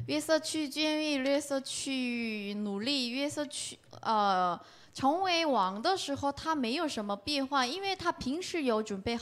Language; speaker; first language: Chinese; non-native, learner; Korean